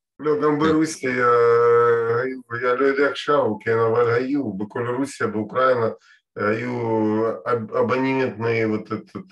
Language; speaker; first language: Hebrew; non-native, fluent; Russian